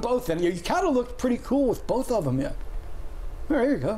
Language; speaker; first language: English; native; English